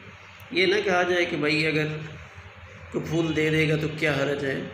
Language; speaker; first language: Urdu; native; Urdu